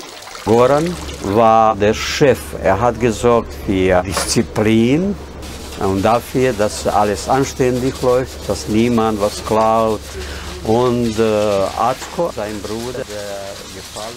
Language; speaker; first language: German; non-native, fluent; Bosnian